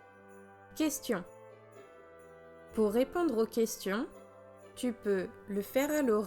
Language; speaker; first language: French; native; French